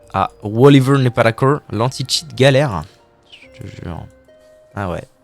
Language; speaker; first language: French; native; French